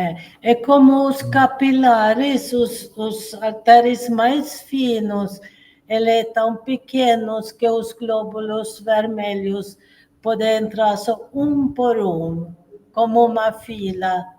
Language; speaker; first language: Portuguese; non-native, fluent; Swedish